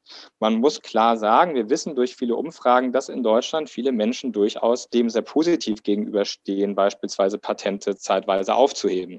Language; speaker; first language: German; native; German